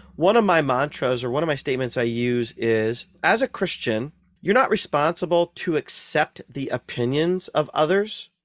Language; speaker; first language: English; native; English